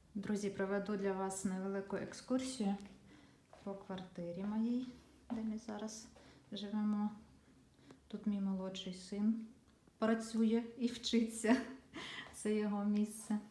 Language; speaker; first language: Ukrainian; non-native, local second language; Russian